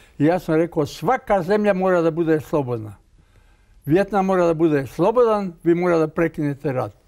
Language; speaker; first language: Croatian; native; Croatian